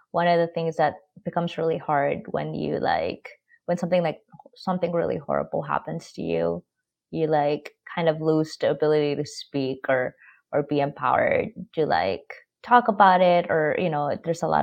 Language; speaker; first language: English; non-native, local second language; Filipino